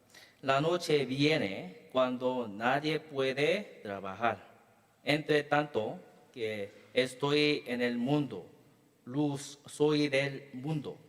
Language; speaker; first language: Spanish; non-native, learner; Korean